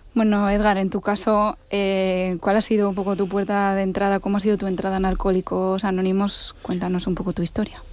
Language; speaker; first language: Spanish; native; Spanish